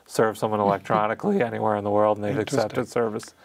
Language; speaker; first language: English; native; English